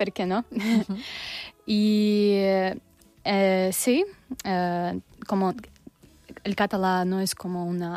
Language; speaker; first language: Catalan; non-native, learner; Russian